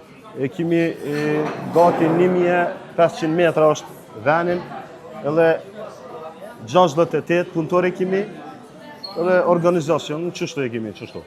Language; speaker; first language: Albanian; early bilingual, heritage; Turkish